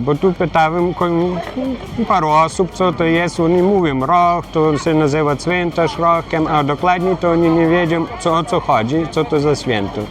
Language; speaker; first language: Polish; non-native, learner; Ukrainian